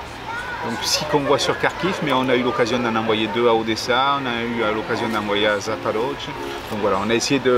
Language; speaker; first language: French; native; French